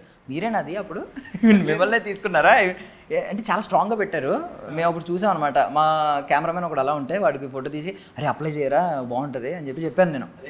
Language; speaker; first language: Telugu; native; Telugu